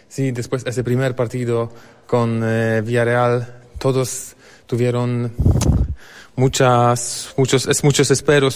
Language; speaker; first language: Spanish; non-native, fluent; Polish